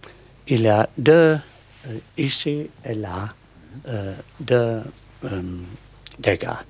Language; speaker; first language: French; non-native, learner; English